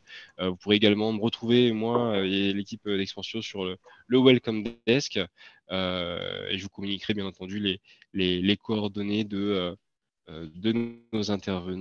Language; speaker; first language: French; native; French